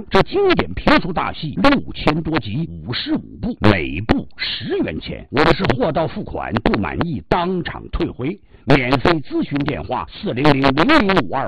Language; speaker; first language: Chinese; native; Chinese